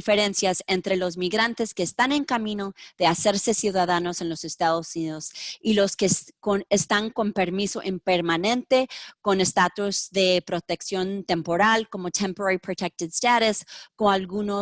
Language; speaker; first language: Spanish; early bilingual, heritage; Spanish